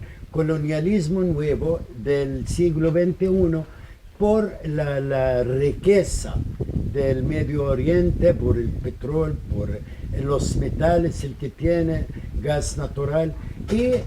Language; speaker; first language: Spanish; non-native, fluent; Arabic